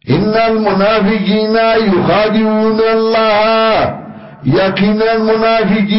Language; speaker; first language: Urdu; non-native, local second language; Pashto